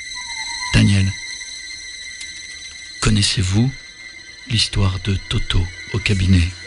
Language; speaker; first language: French; native; French